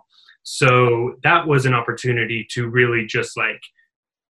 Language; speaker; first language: English; native; English